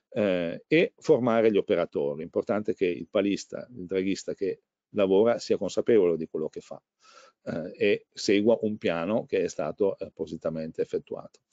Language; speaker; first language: Italian; native; Italian